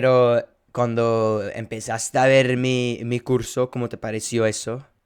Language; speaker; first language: Spanish; non-native, fluent; English